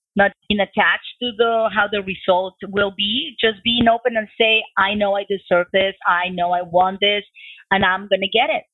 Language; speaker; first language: English; non-native, fluent; Spanish